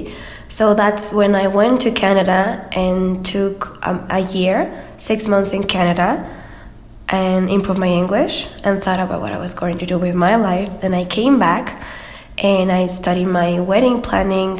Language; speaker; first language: English; non-native, fluent; Spanish